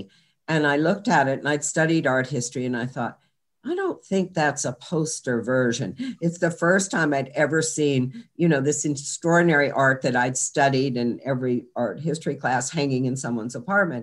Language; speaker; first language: English; native; English